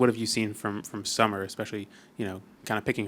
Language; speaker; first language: English; native; English